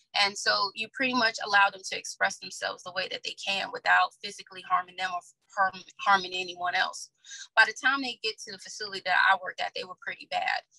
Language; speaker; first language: English; native; English